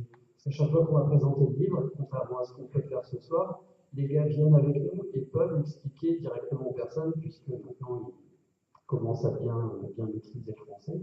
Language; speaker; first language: French; native; French